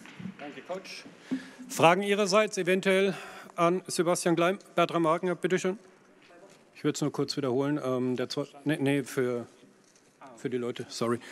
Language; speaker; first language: German; native; German